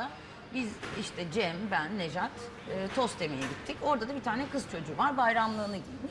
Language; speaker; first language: Turkish; native; Turkish